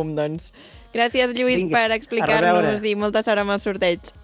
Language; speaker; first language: Catalan; native; Catalan